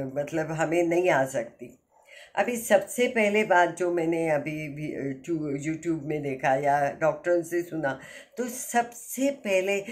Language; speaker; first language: Hindi; non-native, local second language; Marathi